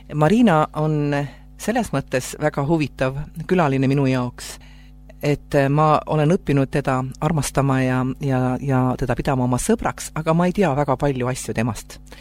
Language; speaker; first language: Estonian; native; Estonian